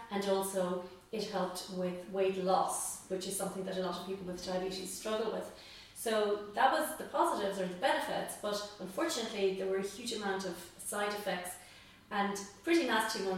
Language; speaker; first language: English; native; English